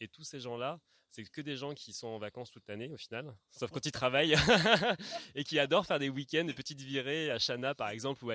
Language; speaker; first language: French; native; French